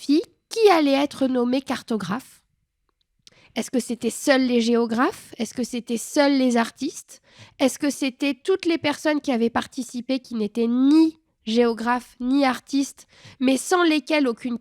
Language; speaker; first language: French; native; French